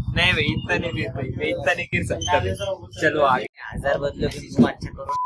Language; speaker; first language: Hindi; non-native, local second language; Marathi